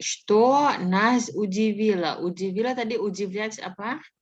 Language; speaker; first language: Russian; non-native, fluent; Indonesian